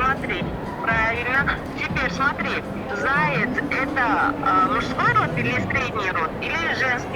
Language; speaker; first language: Russian; non-native, local second language; Kyrgyz